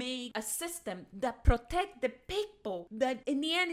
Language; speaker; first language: English; non-native, fluent; Spanish